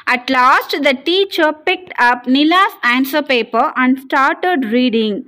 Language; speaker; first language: English; non-native, local second language; Tamil